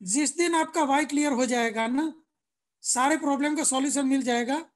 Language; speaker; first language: Hindi; non-native, local second language; Gujarati